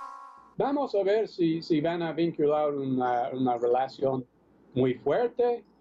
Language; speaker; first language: Spanish; non-native, fluent; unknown